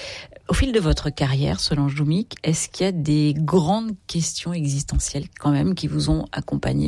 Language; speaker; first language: French; native; French